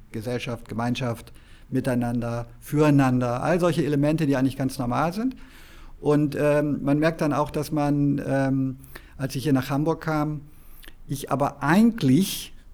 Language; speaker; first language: German; native; German